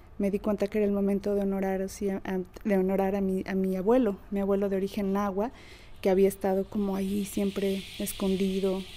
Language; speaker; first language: Spanish; native; Spanish